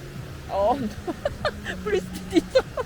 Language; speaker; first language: French; non-native, learner; Korean